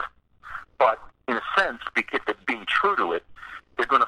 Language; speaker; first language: English; native; English